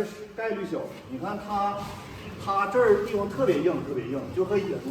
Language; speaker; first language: Chinese; native; Chinese